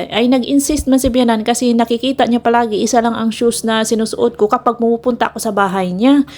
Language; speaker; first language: Filipino; non-native, local second language; Cebuano